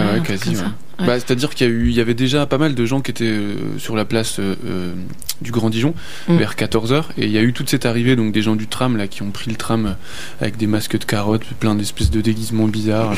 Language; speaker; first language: French; native; French